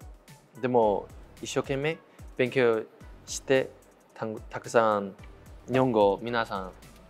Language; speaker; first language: Japanese; non-native, fluent; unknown